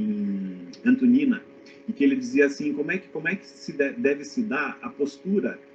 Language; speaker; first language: Portuguese; native; Portuguese